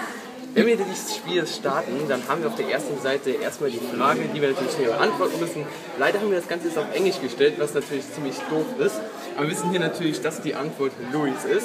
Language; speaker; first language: German; native; German